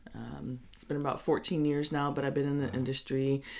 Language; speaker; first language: English; native; English